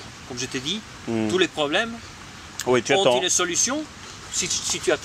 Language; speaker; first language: French; non-native, fluent; Spanish